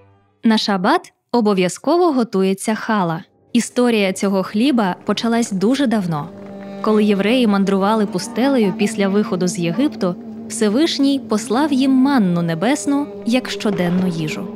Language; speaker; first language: Ukrainian; native; Ukrainian